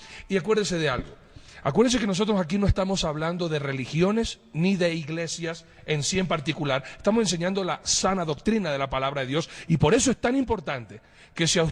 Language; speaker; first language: Spanish; native; Spanish